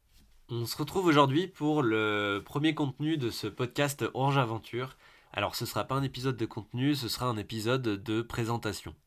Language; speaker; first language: French; native; French